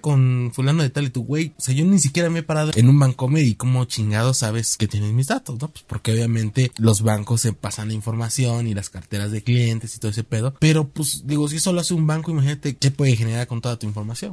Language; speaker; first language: Spanish; native; Spanish